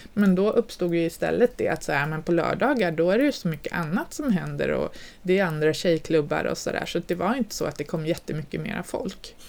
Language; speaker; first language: Swedish; native; Swedish